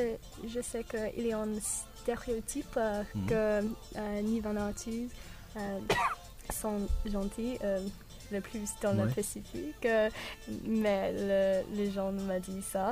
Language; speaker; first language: French; non-native, learner; English